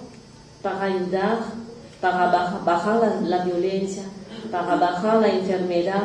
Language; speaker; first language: Spanish; non-native, fluent; French